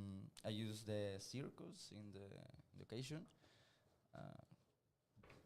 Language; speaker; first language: English; non-native, learner; Spanish